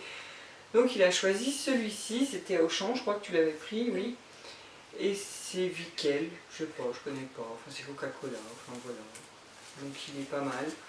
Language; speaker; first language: French; native; French